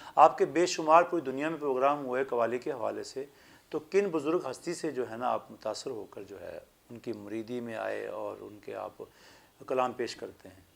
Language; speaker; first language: Urdu; native; Urdu